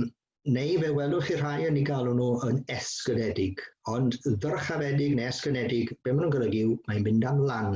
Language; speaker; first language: Welsh; native; Welsh